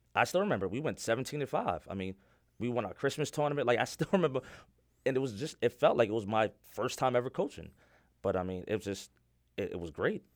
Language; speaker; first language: English; native; English